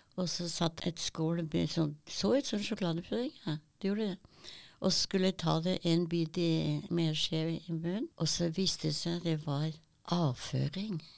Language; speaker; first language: Norwegian; early bilingual, other home language; German